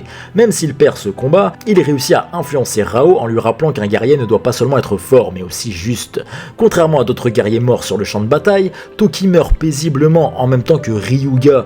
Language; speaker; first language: French; native; French